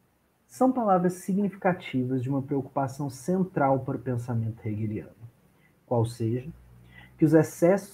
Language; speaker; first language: Portuguese; native; Portuguese